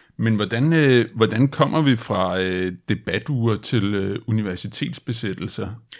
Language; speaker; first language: Danish; native; Danish